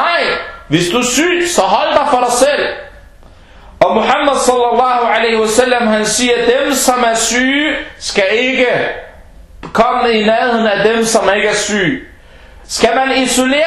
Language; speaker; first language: Danish; non-native, local second language; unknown